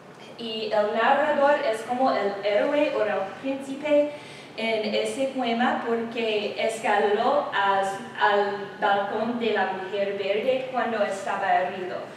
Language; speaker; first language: Spanish; non-native, learner; English